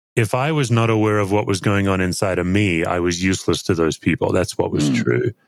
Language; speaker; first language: English; native; English